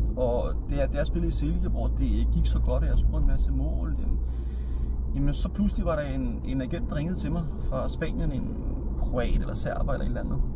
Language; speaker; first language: Danish; early bilingual, other home language; Serbian